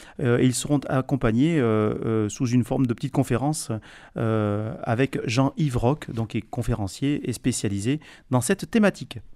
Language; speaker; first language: French; native; French